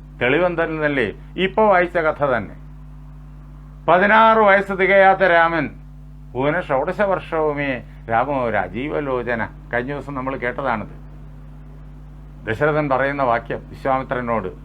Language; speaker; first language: Malayalam; native; Malayalam